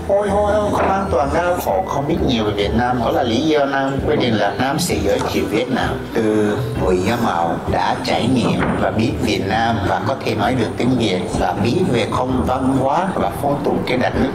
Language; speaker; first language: Vietnamese; non-native, learner; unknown